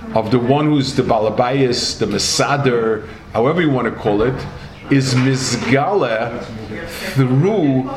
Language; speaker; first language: English; native; English